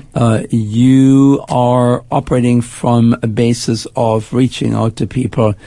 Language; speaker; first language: English; non-native, fluent; German